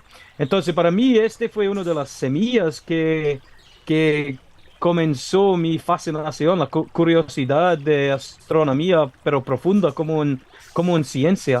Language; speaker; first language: Spanish; non-native, learner; English